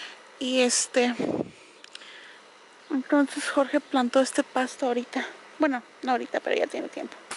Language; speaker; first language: Spanish; native; Spanish